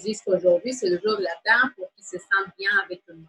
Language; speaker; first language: French; native; French